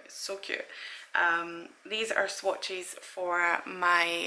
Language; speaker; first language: English; native; English